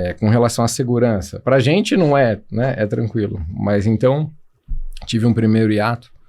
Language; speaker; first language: Portuguese; native; Portuguese